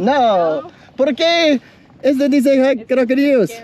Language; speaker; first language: Spanish; non-native, learner; English